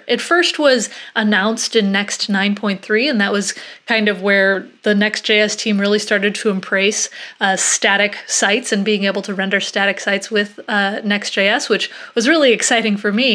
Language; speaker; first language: English; native; English